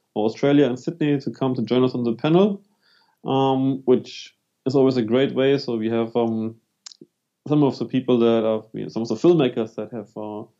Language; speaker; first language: English; non-native, fluent; German